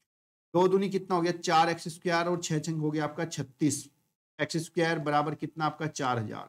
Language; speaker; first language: Hindi; native; Hindi